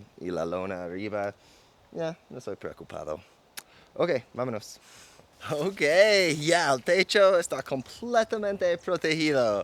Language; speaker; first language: Spanish; non-native, fluent; English